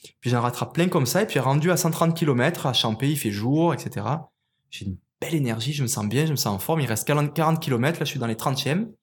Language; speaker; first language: French; native; French